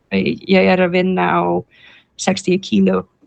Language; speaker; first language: Icelandic; non-native, learner; English